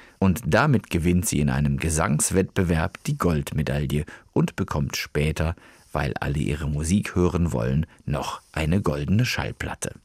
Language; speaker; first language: German; native; German